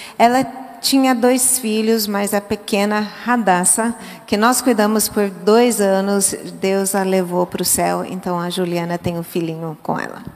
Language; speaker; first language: Portuguese; early bilingual, other home language; English